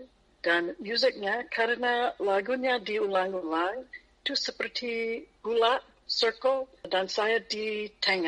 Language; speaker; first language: Indonesian; non-native, fluent; English